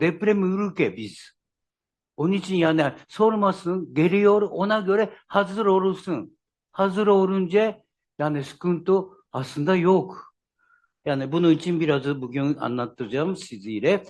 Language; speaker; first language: Turkish; non-native, learner; Japanese